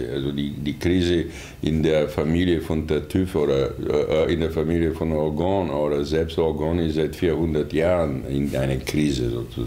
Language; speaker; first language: German; non-native, fluent; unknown